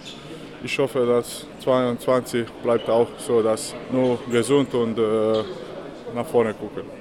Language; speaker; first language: German; non-native, learner; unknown